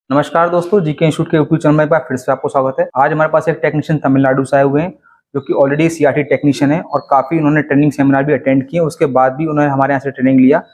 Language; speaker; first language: Hindi; native; Hindi